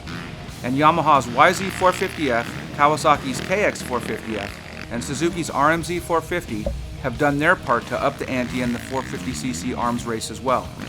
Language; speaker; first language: English; native; English